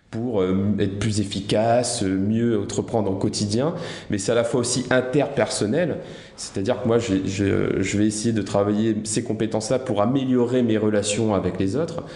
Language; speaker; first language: French; native; French